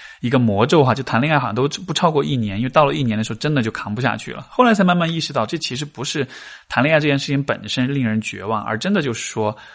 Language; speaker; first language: Chinese; native; Chinese